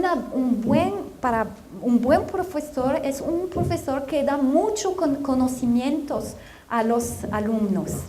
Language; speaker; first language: Spanish; non-native, fluent; French